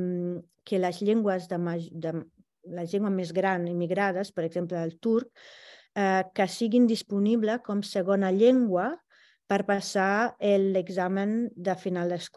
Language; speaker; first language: Catalan; non-native, fluent; Italian